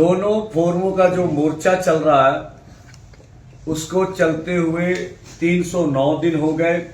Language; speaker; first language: Hindi; non-native, local second language; Punjabi